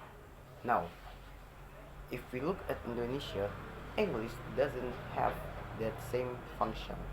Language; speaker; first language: English; non-native, learner; Indonesian